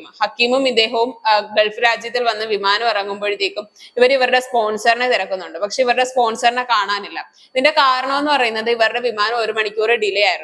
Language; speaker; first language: Malayalam; native; Malayalam